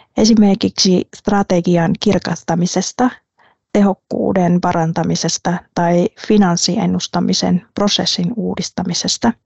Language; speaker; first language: Finnish; non-native, fluent; Vietnamese